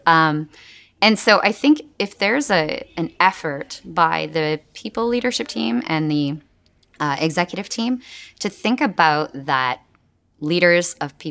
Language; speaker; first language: English; native; English